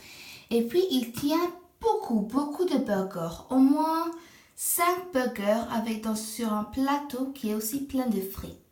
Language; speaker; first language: French; non-native, fluent; English